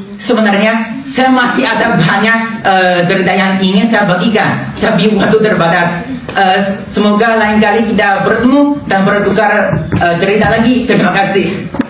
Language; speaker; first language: Indonesian; non-native, learner; Chinese